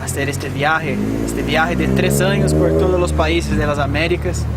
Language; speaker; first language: Spanish; non-native, fluent; Portuguese